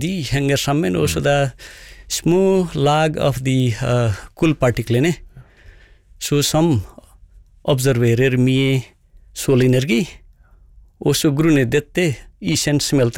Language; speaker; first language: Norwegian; non-native, fluent; Nepali